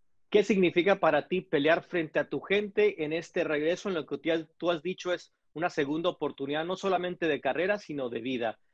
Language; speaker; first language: Spanish; native; Spanish